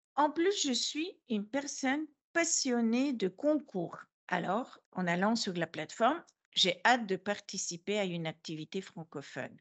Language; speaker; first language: French; non-native, fluent; Bulgarian